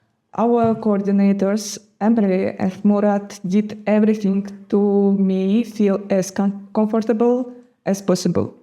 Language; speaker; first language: English; non-native, fluent; Gagauz